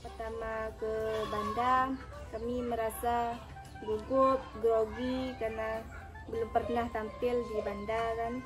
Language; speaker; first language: Indonesian; non-native, local second language; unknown